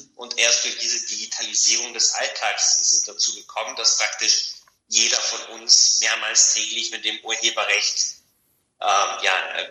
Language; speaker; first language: German; non-native, fluent; Bulgarian